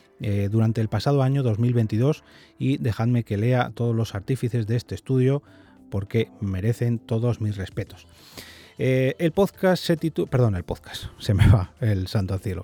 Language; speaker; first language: Spanish; native; Spanish